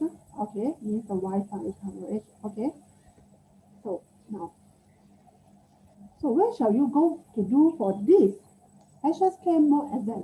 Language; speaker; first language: English; non-native, local second language; Chinese